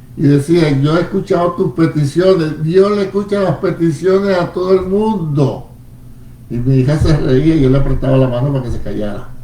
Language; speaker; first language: Spanish; native; Spanish